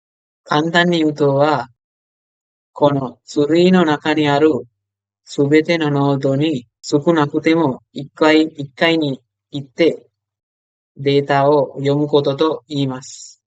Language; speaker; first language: Japanese; non-native, fluent; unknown